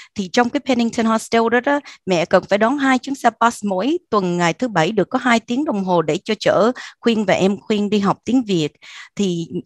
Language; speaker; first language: Vietnamese; early bilingual, heritage; Vietnamese